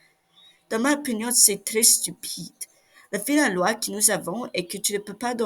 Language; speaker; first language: French; non-native, learner; English